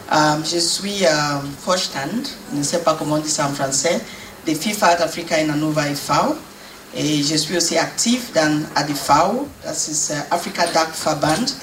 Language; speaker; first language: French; non-native, learner; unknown